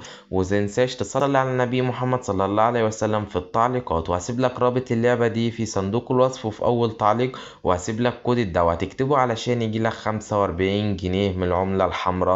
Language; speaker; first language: Arabic; native; Arabic